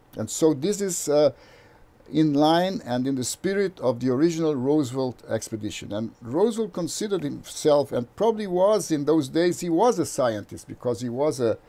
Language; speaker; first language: English; non-native, fluent; Portuguese